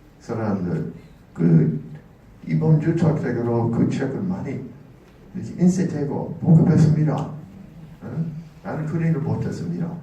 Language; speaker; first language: Korean; non-native, learner; English